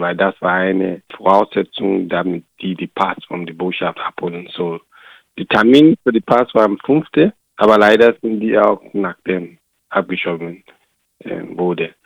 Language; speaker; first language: German; non-native, learner; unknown